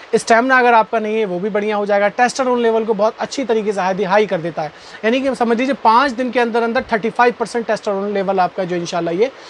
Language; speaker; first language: Hindi; native; Hindi